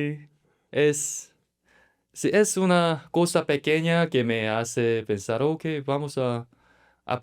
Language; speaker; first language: Spanish; non-native, learner; Korean